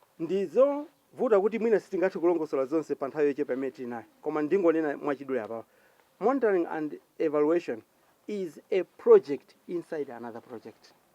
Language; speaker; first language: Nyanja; native; Nyanja